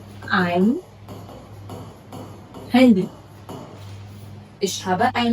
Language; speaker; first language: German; non-native, fluent; Hindi